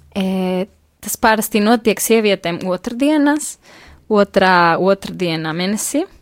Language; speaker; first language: Latvian; non-native, fluent; Spanish